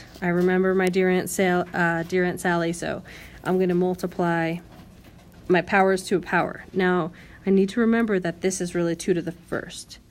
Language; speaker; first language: English; native; English